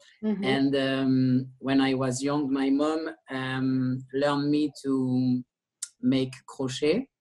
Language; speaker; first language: English; non-native, learner; French